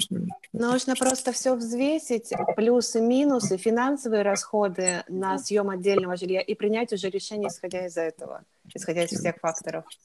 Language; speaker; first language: Russian; native; Russian